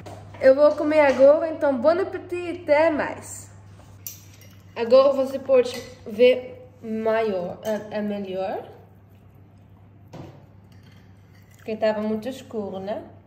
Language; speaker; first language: Portuguese; non-native, learner; Dutch